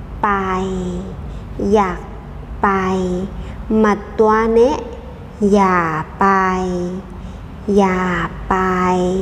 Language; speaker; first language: Thai; non-native, fluent; Burmese